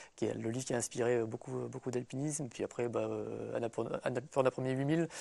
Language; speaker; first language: French; native; French